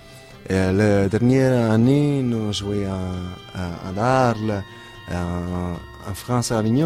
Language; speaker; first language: French; non-native, learner; Italian